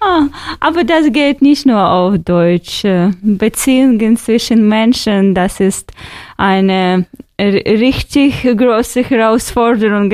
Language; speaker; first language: German; non-native, fluent; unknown